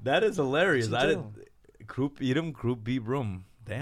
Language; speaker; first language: English; early bilingual, other home language; Korean